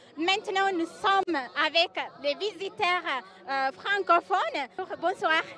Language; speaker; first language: French; non-native, fluent; Amharic